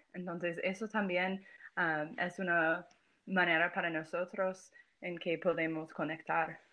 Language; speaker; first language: Spanish; non-native, fluent; English